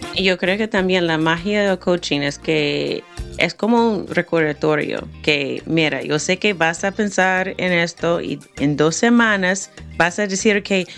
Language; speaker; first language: Spanish; non-native, fluent; English